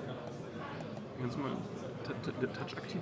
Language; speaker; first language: German; native; German